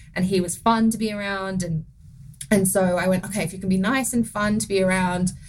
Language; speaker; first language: English; native; English